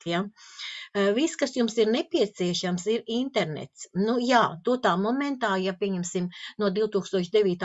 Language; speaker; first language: Latvian; non-native, local second language; Russian